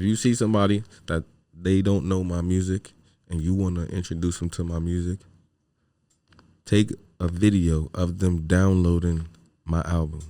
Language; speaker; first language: English; native; English